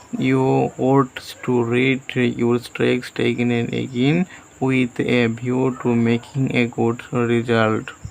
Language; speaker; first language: English; non-native, local second language; Bangla